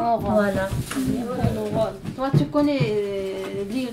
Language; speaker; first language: French; non-native, learner; Arabic